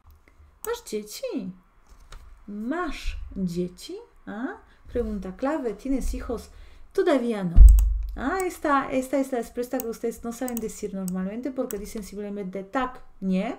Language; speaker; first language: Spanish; non-native, fluent; Polish